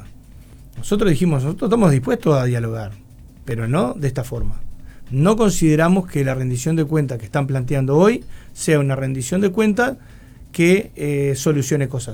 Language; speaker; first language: Spanish; native; Spanish